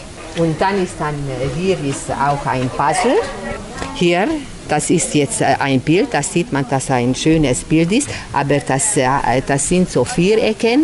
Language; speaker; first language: German; non-native, local second language; Hungarian